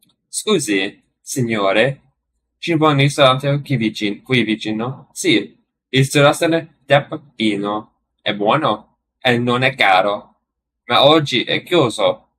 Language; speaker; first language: Italian; non-native, learner; English